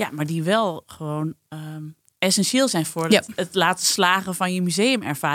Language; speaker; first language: Dutch; native; Dutch